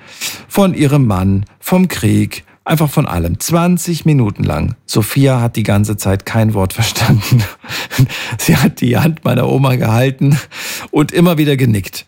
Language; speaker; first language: German; native; German